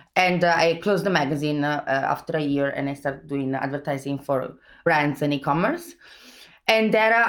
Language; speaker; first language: English; non-native, fluent; Italian